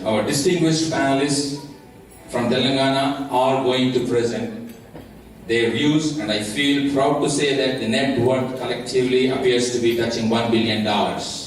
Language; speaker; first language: English; non-native, local second language; Telugu